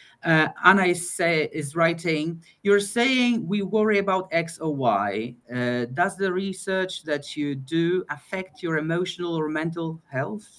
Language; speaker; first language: English; non-native, fluent; Polish